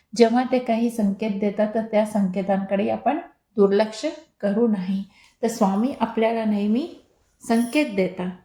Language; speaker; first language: Marathi; non-native, local second language; Hindi